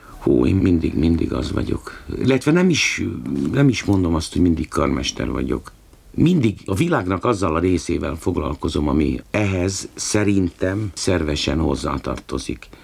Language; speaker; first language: Hungarian; native; Hungarian